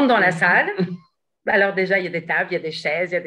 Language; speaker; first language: French; native; French